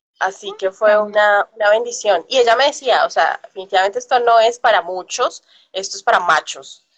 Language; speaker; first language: Spanish; native; Spanish